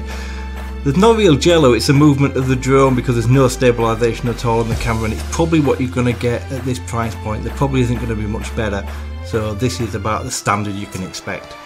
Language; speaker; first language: English; native; English